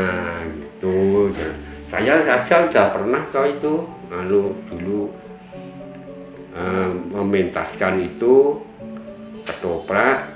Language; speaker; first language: Indonesian; non-native, local second language; Javanese